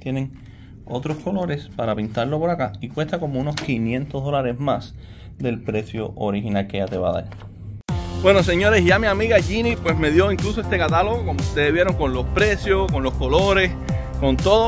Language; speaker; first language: Spanish; native; Spanish